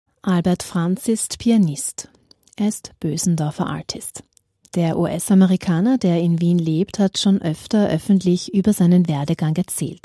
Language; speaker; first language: German; native; German